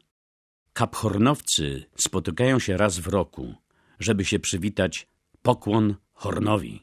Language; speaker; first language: Polish; native; Polish